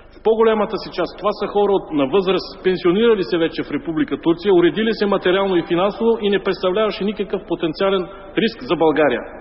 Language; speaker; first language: Bulgarian; non-native, local second language; Turkish